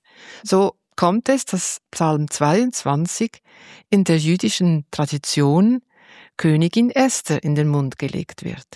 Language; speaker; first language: German; native; German